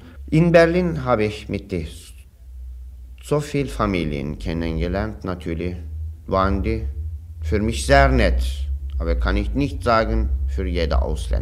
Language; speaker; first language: German; non-native, learner; Turkish